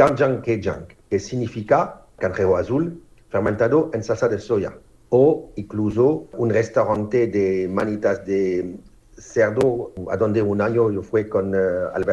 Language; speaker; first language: Spanish; non-native, fluent; French